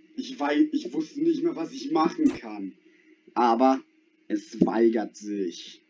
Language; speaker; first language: German; native; German